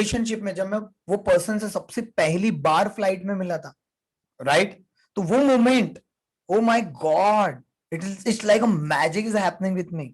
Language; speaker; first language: Hindi; native; Hindi